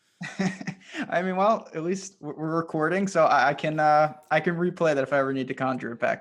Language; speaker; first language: English; native; English